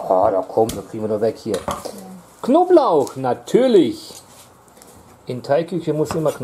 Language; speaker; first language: German; native; German